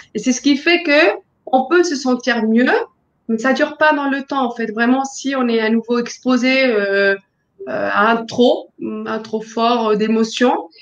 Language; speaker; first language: French; non-native, fluent; Spanish